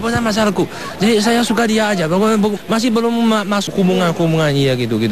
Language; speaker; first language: Indonesian; non-native, learner; Chinese